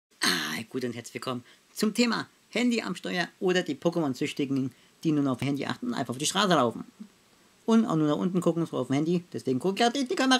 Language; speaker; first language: German; native; German